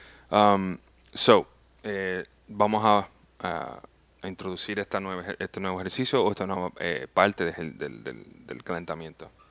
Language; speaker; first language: Spanish; native; Spanish